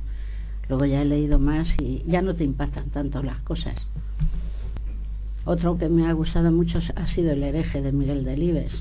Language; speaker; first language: Spanish; native; Spanish